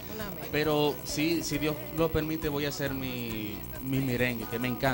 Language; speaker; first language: Spanish; native; Spanish